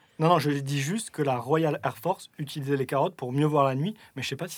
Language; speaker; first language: French; native; French